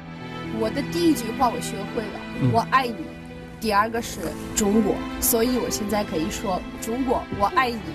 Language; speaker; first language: Chinese; non-native, fluent; Russian